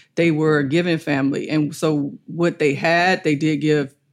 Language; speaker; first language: English; native; English